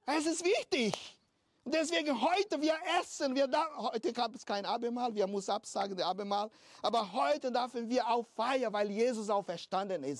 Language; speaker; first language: German; non-native, fluent; Portuguese